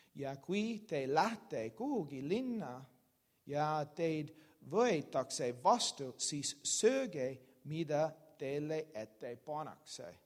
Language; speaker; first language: Estonian; non-native, learner; English